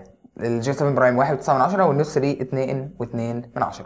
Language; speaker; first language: Arabic; native; Arabic